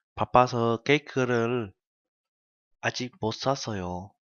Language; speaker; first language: Korean; non-native, fluent; Vietnamese